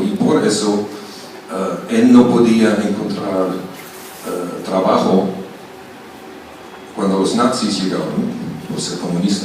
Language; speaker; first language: Spanish; non-native, fluent; German